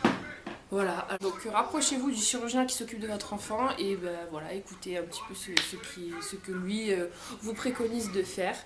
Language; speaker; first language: French; native; French